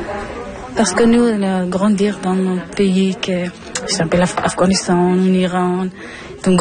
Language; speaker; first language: French; non-native, learner; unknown